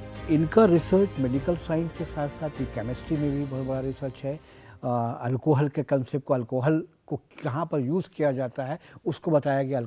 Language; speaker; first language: Urdu; native; Urdu